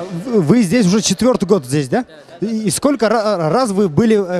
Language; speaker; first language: Russian; non-native, local second language; Kyrgyz